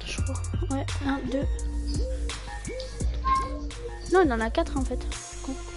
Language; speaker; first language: French; native; French